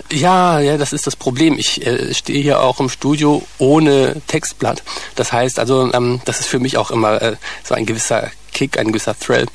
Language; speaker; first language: German; native; German